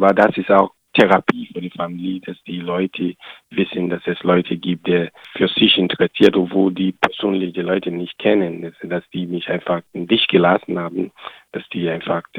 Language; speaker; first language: German; non-native, learner; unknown